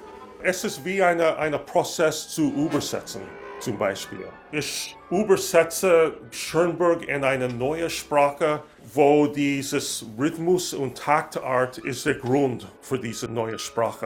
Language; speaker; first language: German; non-native, learner; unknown